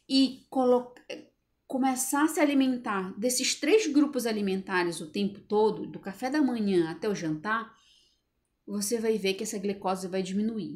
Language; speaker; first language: Portuguese; native; Portuguese